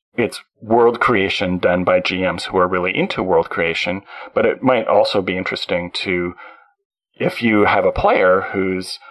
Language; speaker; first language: English; native; English